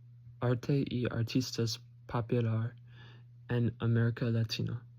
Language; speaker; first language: Spanish; non-native, learner; English